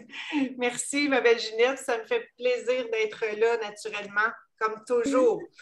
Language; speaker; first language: French; native; French